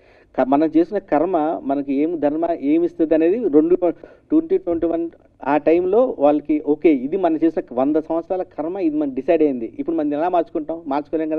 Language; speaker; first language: Telugu; native; Telugu